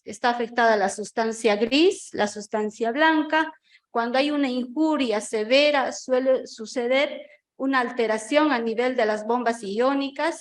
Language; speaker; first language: Spanish; native; Spanish